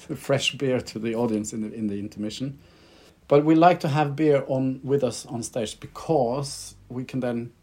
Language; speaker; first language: English; non-native, fluent; Norwegian